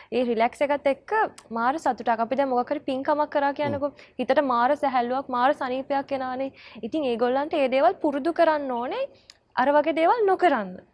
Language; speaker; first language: Sinhala; native; Sinhala